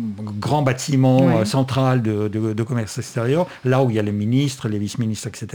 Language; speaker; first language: French; non-native, fluent; Russian